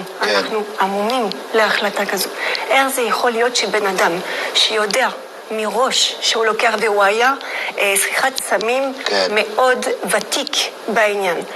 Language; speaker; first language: Hebrew; non-native, fluent; French